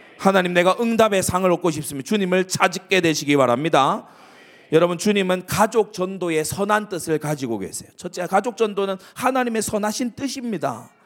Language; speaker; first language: Korean; native; Korean